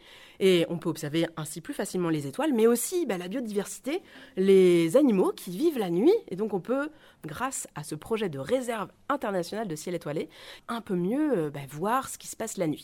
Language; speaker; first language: French; native; French